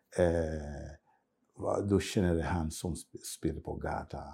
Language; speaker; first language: Norwegian; non-native, fluent; Swahili